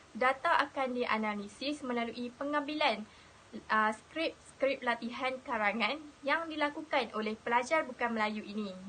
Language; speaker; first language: Malay; native; Malay